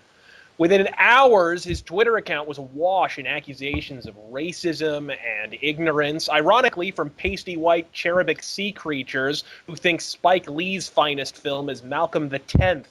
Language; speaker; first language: English; native; English